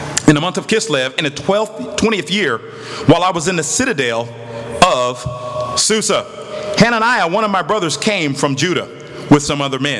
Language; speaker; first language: English; native; English